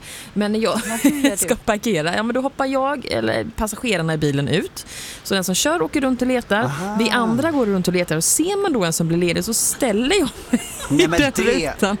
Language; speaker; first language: Swedish; native; Swedish